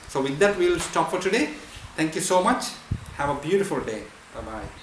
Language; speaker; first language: English; non-native, local second language; Sinhala